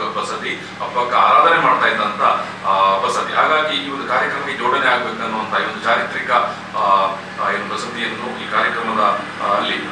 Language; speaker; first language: Kannada; non-native, local second language; Tulu